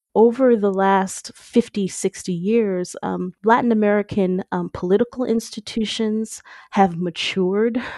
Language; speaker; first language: English; native; English